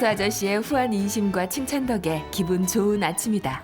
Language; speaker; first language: Korean; native; Korean